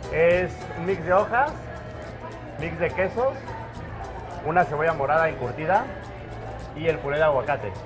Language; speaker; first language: Spanish; native; Spanish